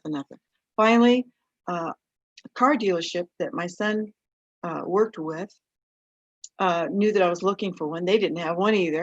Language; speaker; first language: English; native; English